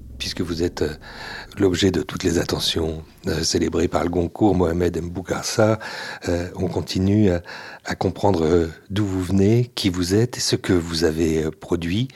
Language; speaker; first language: French; native; French